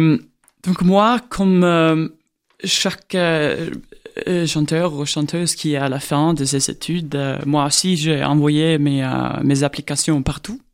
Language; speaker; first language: French; non-native, fluent; Estonian